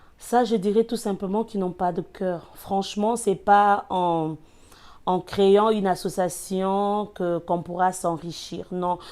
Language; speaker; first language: French; non-native, local second language; Lingala